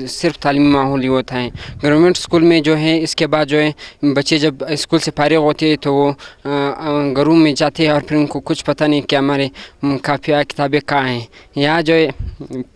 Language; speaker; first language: Urdu; non-native, local second language; Pashto